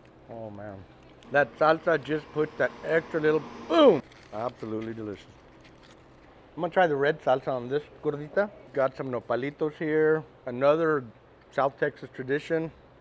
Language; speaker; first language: English; early bilingual, other home language; Spanish